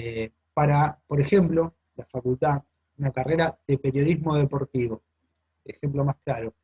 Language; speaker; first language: Spanish; native; Spanish